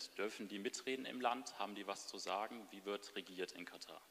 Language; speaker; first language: German; native; German